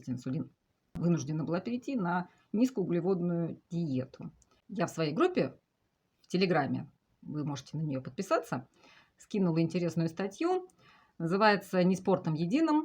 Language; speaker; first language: Russian; native; Russian